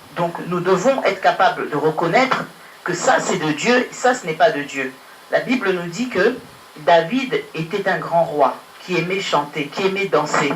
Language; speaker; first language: French; early bilingual, other home language; Lingala